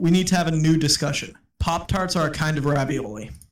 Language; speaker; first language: English; native; English